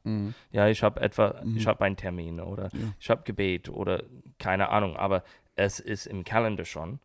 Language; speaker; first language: German; non-native, learner; English